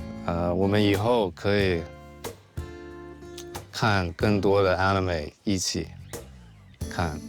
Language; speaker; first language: Chinese; non-native, learner; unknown